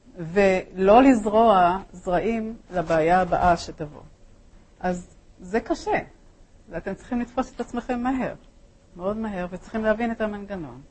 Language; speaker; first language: Hebrew; early bilingual, other home language; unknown